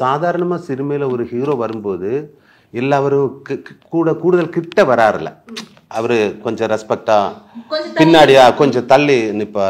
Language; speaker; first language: Tamil; non-native, learner; Malayalam